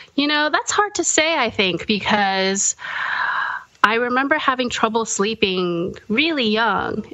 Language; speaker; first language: English; early bilingual, other home language; Korean